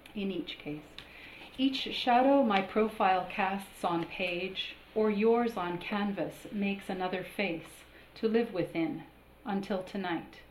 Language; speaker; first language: English; native; English